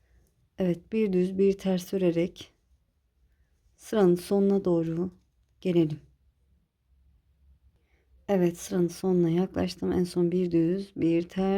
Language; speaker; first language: Turkish; native; Turkish